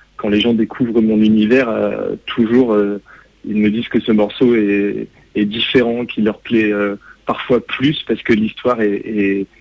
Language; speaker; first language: French; native; French